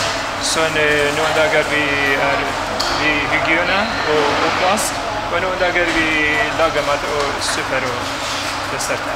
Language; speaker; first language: Norwegian; non-native, learner; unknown